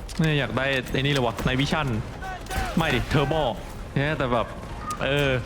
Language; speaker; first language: Thai; native; Thai